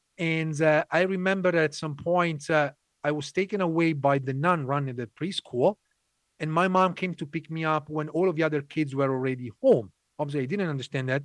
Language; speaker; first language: English; non-native, fluent; Italian